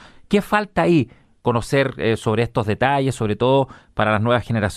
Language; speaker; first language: Spanish; native; Spanish